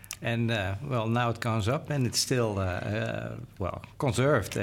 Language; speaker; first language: English; non-native, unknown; Dutch